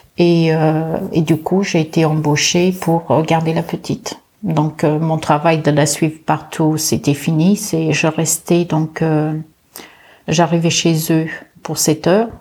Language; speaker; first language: French; early bilingual, other home language; Portuguese